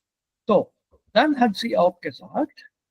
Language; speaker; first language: German; non-native, fluent; Hindi